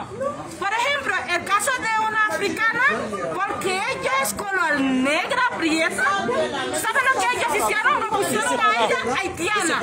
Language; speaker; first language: Spanish; non-native, fluent; Haitian Creole